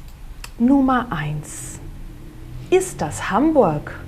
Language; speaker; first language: German; non-native, fluent; Portuguese